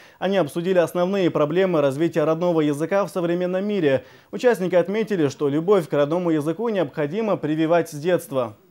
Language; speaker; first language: Russian; non-native, local second language; Chechen